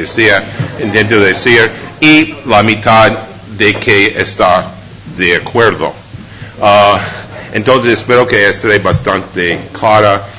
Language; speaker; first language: Spanish; non-native, fluent; English